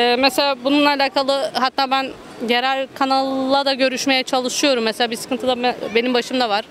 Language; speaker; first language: Turkish; early bilingual, heritage; Turkish